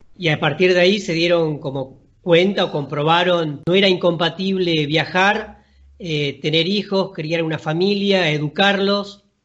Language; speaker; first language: Spanish; native; Spanish